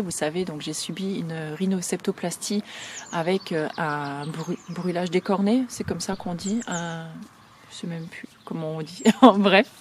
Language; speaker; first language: French; native; French